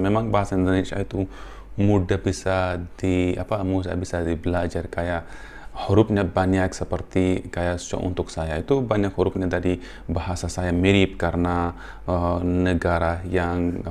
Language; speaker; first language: Indonesian; non-native, fluent; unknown